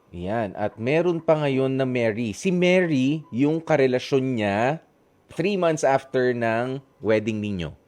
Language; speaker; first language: Filipino; native; Filipino